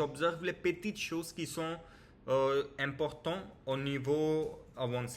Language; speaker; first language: French; non-native, learner; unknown